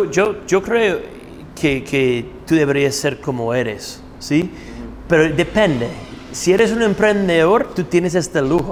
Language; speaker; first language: Spanish; non-native, fluent; English